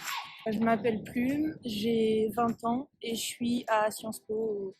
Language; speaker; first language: French; native; French